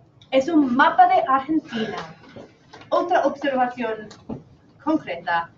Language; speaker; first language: Spanish; non-native, fluent; English